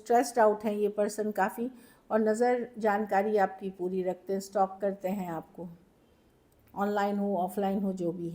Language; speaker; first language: Hindi; native; Hindi